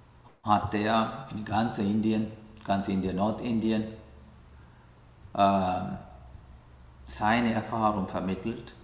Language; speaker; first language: German; non-native, learner; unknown